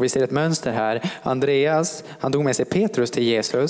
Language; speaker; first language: Swedish; non-native, fluent; English